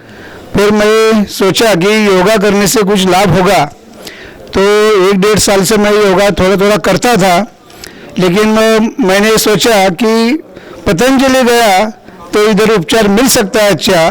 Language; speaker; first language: Hindi; non-native, local second language; Marathi